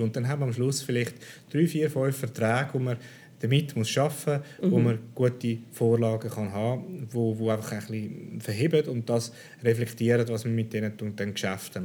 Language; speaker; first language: German; native; German